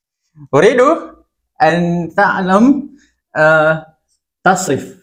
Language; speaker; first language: Arabic; non-native, learner; Malay